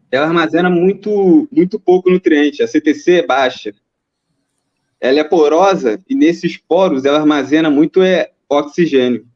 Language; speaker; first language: Portuguese; native; Portuguese